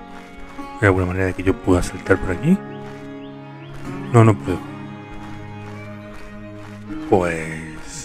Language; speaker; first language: Spanish; native; Spanish